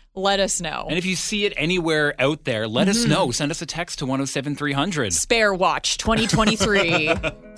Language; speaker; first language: English; native; English